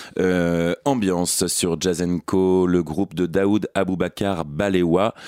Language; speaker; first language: French; native; French